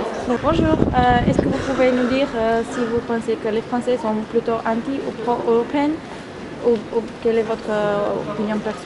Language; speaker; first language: French; non-native, fluent; Spanish